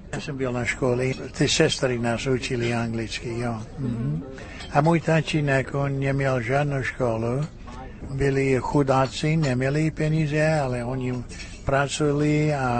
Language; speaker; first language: Czech; early bilingual, heritage; Czech